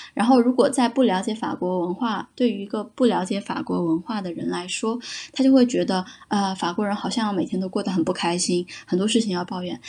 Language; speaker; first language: Chinese; native; Chinese